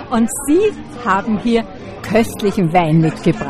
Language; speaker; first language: German; native; German